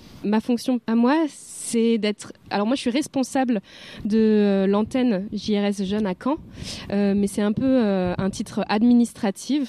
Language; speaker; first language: French; native; French